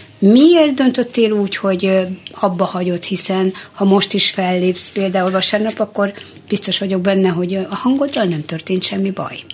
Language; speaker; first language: Hungarian; native; Hungarian